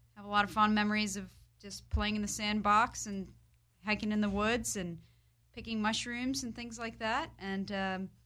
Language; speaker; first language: English; early bilingual, other home language; Polish